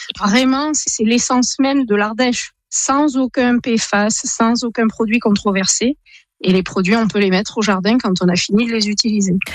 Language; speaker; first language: French; native; French